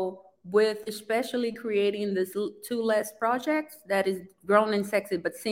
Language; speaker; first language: English; non-native, fluent; Portuguese